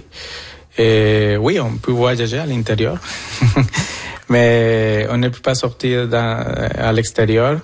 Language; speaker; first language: French; non-native, fluent; Spanish